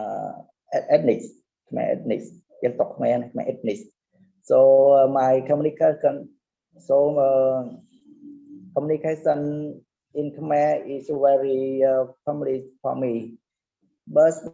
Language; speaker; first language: English; non-native, learner; Khmer